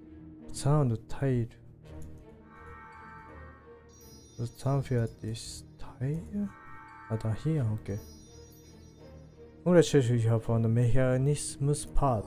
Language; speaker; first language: German; non-native, learner; Japanese